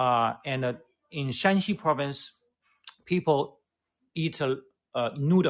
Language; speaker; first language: English; non-native, fluent; Chinese